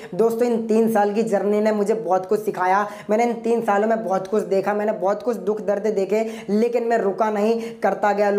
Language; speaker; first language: Hindi; non-native, local second language; Gujarati